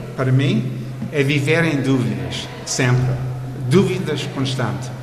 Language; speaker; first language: Portuguese; non-native, fluent; English